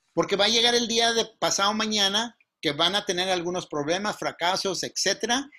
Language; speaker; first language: Spanish; native; Spanish